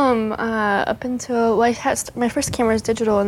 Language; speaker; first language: English; early bilingual, other home language; Spanish